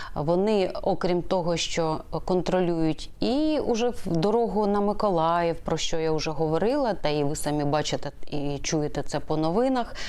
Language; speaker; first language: Ukrainian; native; Ukrainian